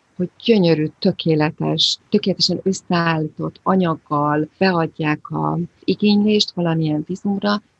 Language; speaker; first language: Hungarian; native; Hungarian